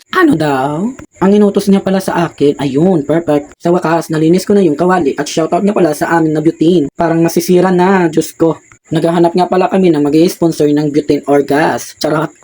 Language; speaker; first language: Filipino; non-native, local second language; Hiligaynon